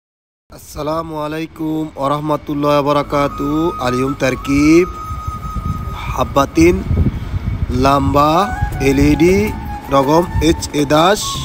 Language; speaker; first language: Arabic; non-native, learner; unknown